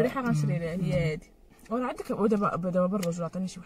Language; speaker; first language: Arabic; native; Arabic